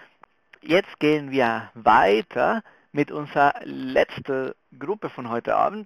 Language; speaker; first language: German; non-native, fluent; Spanish